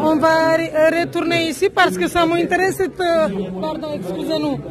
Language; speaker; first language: French; non-native, learner; Romanian